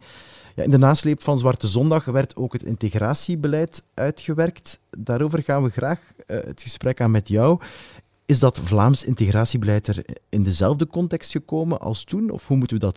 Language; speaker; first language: Dutch; native; Dutch